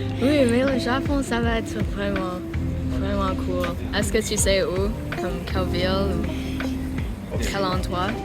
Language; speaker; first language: French; non-native, learner; English